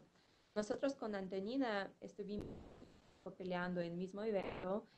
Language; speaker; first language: Spanish; non-native, fluent; Russian